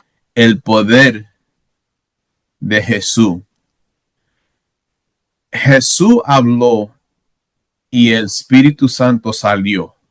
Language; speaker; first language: Spanish; non-native, learner; English